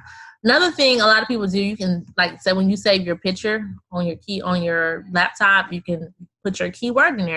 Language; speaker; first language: English; native; English